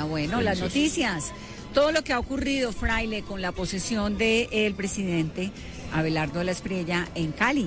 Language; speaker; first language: Spanish; native; Spanish